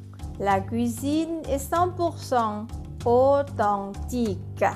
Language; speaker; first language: French; non-native, fluent; Thai